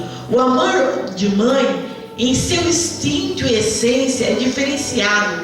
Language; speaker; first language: Portuguese; native; Portuguese